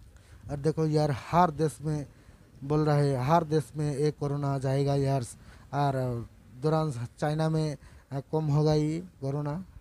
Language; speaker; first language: Hindi; non-native, learner; Bangla